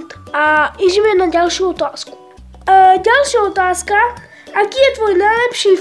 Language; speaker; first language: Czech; non-native, learner; Slovak